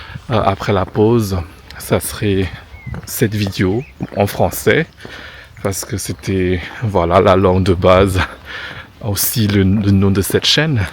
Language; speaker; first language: French; non-native, fluent; Indonesian